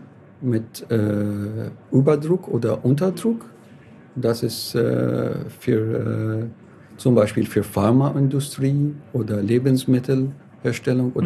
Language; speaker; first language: German; non-native, fluent; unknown